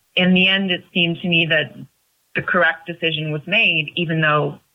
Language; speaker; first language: English; native; English